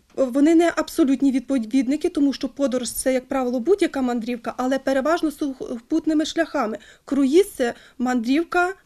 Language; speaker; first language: Ukrainian; native; Ukrainian